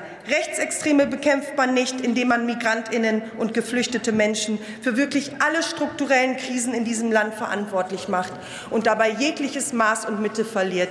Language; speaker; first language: German; early bilingual, other home language; Turkish